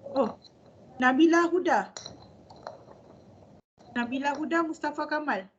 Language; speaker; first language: Malay; native; Malay